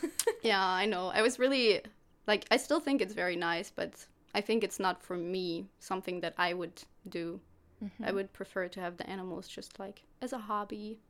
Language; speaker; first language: English; non-native, fluent; German